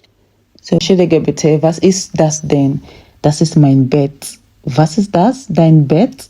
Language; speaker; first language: German; non-native, fluent; English